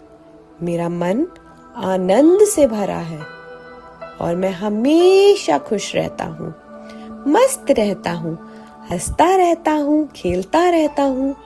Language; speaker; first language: Hindi; native; Hindi